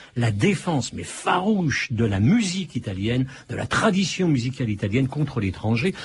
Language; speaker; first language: French; early bilingual, other home language; Italian